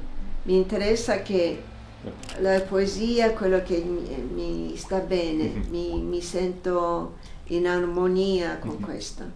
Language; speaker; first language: Italian; non-native, fluent; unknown